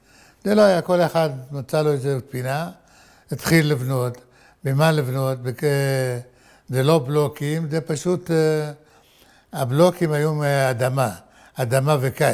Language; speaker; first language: Hebrew; non-native, fluent; Arabic